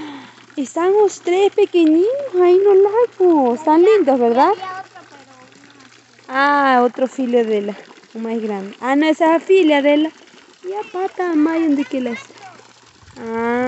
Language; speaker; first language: Spanish; non-native, learner; Portuguese